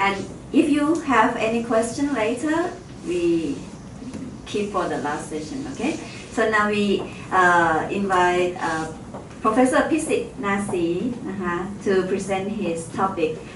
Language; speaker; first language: English; non-native, fluent; Thai